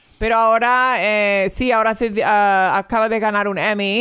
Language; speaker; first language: Spanish; early bilingual, heritage; English